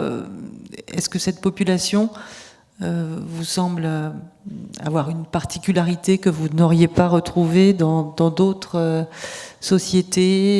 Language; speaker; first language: French; native; French